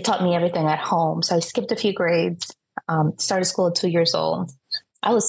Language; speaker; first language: English; non-native, fluent; Spanish